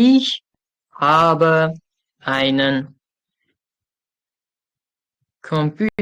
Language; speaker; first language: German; non-native, fluent; Uzbek